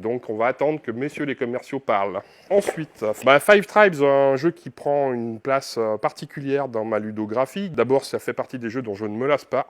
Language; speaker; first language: French; native; French